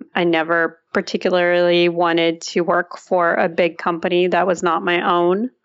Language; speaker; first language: English; early bilingual, other home language; Russian